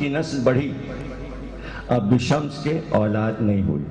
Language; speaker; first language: Urdu; native; Urdu